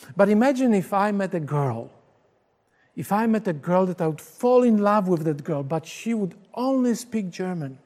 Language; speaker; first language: English; non-native, fluent; Polish